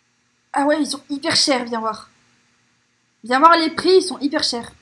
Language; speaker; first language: French; native; French